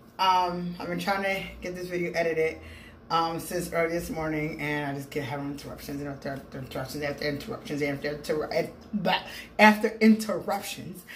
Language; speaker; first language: English; native; English